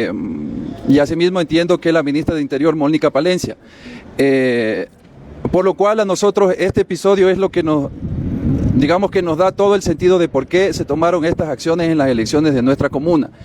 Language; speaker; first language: Spanish; native; Spanish